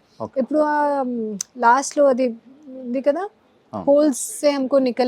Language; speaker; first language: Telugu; non-native, local second language; Hindi